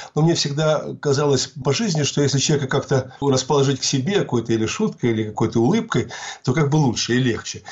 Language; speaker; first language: Russian; native; Russian